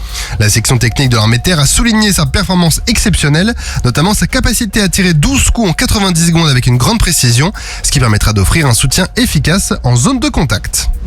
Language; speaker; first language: French; native; French